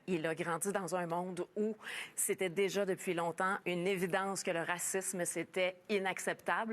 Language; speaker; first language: French; native; French